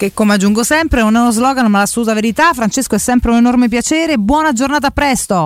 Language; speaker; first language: Italian; native; Italian